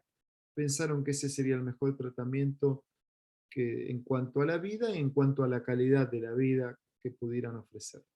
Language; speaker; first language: Spanish; native; Spanish